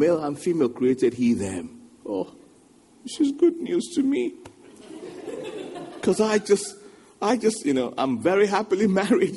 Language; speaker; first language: English; non-native, local second language; Yoruba